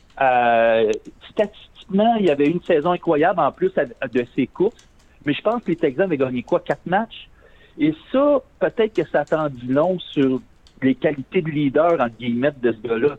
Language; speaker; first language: French; native; French